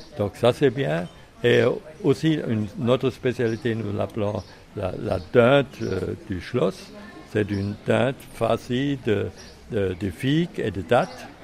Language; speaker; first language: French; non-native, fluent; German